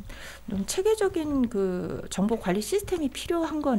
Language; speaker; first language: Korean; native; Korean